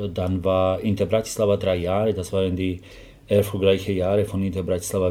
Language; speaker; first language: German; non-native, fluent; Slovak